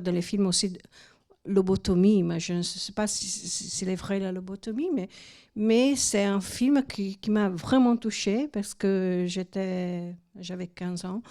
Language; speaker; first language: French; non-native, fluent; Italian